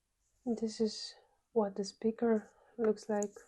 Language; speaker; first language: English; non-native, fluent; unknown